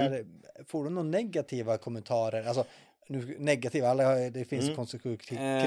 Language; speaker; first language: Swedish; native; Swedish